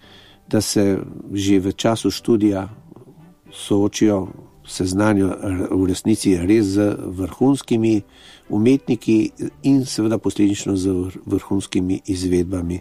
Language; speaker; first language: Slovenian; native; Slovenian